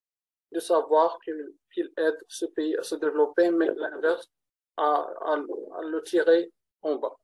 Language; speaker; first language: French; non-native, learner; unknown